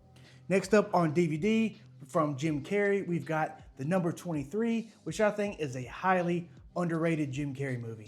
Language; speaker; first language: English; native; English